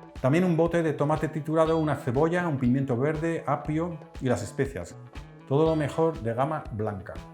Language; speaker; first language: Spanish; non-native, fluent; Dutch